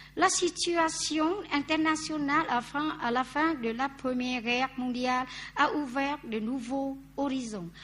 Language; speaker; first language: French; non-native, fluent; Vietnamese